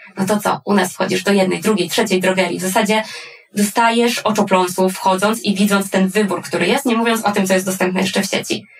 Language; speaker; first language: Polish; native; Polish